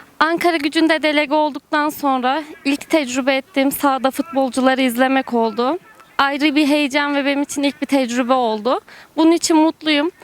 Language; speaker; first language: Turkish; native; Turkish